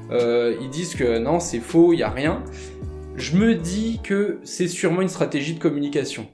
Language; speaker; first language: French; native; French